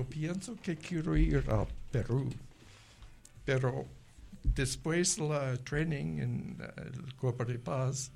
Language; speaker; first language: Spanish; non-native, learner; English